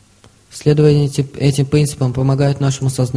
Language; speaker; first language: Russian; native; Russian